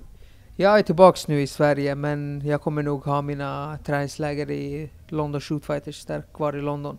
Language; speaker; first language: Swedish; early bilingual, other home language; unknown